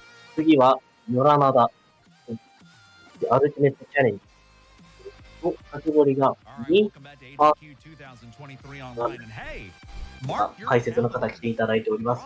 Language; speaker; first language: Japanese; native; Japanese